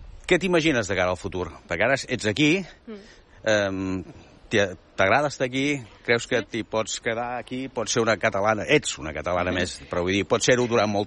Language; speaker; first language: Catalan; native; Catalan